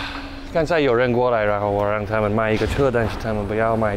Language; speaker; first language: Chinese; non-native, learner; English